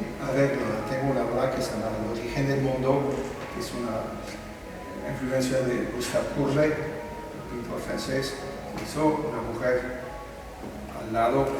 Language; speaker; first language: Spanish; non-native, fluent; French